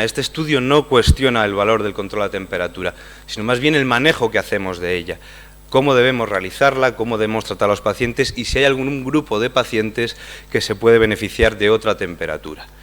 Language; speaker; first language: Spanish; native; Spanish